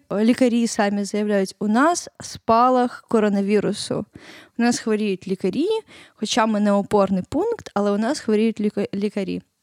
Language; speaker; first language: Ukrainian; native; Ukrainian